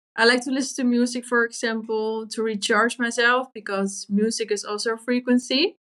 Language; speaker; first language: English; non-native, fluent; Dutch